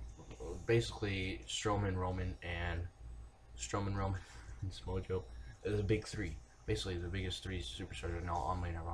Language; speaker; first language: English; native; English